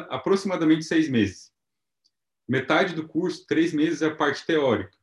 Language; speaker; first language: Portuguese; native; Portuguese